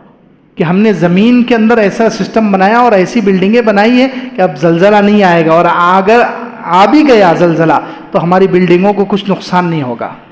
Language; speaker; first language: Urdu; native; Urdu